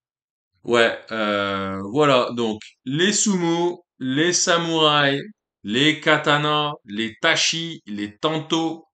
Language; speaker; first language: French; native; French